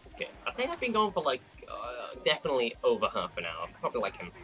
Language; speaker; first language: English; native; English